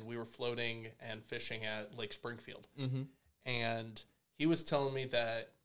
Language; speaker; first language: English; native; English